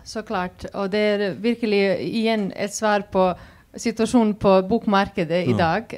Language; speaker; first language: Swedish; non-native, fluent; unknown